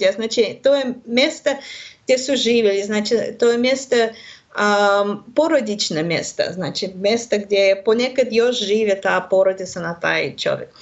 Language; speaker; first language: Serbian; non-native, learner; Russian